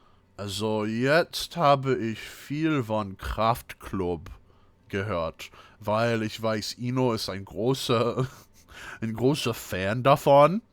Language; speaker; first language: German; non-native, fluent; English